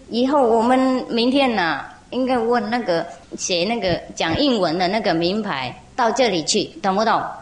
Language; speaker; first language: Chinese; non-native, fluent; Vietnamese